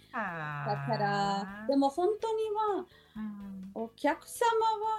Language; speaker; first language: Japanese; non-native, learner; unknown